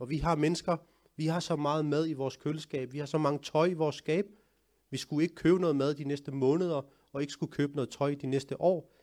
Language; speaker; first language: Danish; early bilingual, other home language; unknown